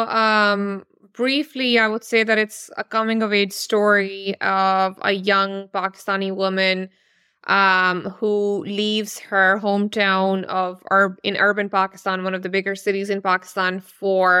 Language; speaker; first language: English; non-native, local second language; Urdu